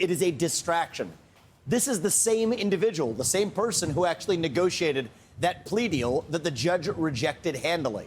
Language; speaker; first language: English; native; English